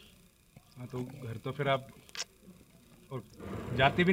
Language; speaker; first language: Hindi; native; Hindi